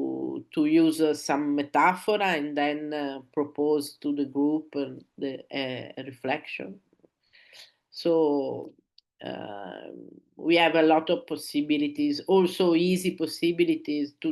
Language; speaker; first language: English; non-native, learner; Italian